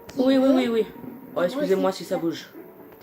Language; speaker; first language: French; native; French